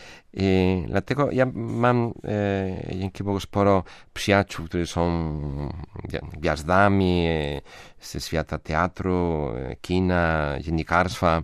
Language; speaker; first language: Polish; non-native, fluent; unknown